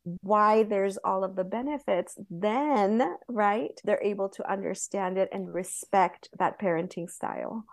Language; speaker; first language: English; early bilingual, other home language; Spanish